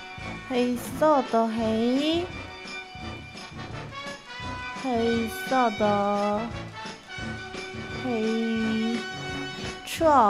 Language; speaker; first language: Chinese; non-native, learner; Korean